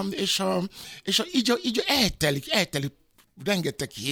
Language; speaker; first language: Hungarian; non-native, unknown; Yoruba